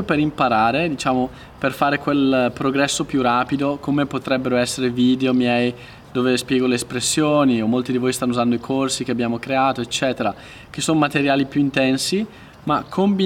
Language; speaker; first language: Italian; native; Italian